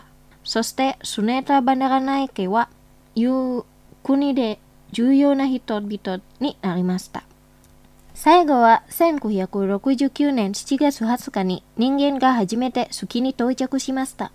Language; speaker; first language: Japanese; non-native, fluent; Indonesian